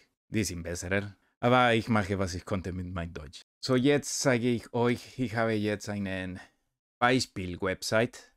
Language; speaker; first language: German; non-native, learner; Spanish